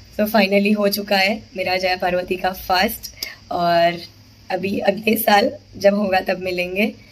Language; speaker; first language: Hindi; non-native, local second language; Gujarati